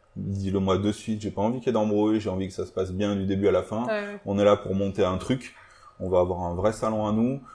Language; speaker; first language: French; native; French